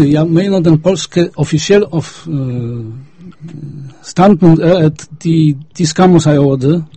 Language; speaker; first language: Danish; non-native, fluent; Polish